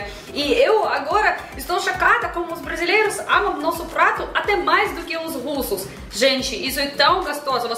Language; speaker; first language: Portuguese; non-native, fluent; Russian